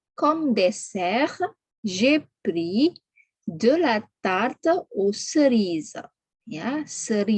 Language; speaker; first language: French; non-native, fluent; Indonesian